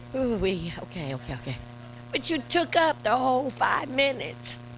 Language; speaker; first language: English; native; English